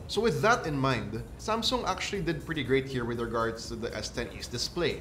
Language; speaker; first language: English; non-native, local second language; Filipino